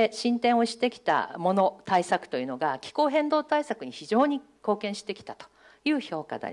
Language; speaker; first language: Japanese; native; Japanese